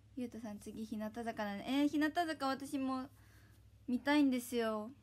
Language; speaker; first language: Japanese; native; Japanese